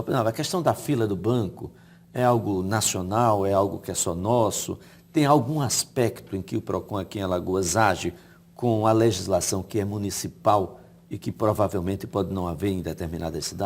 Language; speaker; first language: Portuguese; native; Portuguese